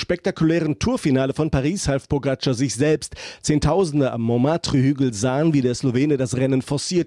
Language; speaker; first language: German; native; German